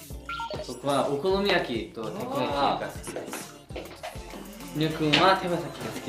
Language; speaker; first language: Japanese; non-native, learner; Korean